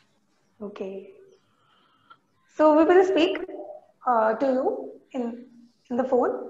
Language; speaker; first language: English; non-native, local second language; Hindi